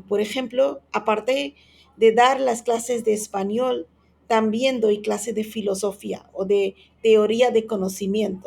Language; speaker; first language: Spanish; non-native, fluent; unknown